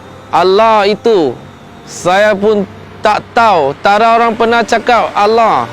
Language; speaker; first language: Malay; non-native, local second language; Chinese